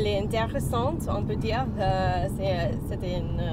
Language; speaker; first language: French; non-native, learner; English